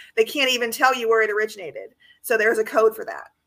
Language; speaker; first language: English; native; English